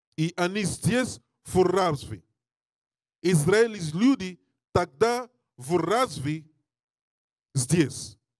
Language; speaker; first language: Russian; non-native, learner; English